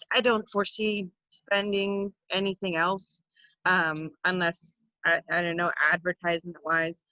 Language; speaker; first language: English; native; English